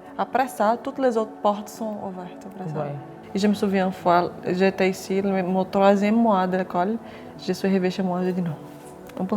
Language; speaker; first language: French; non-native, fluent; Portuguese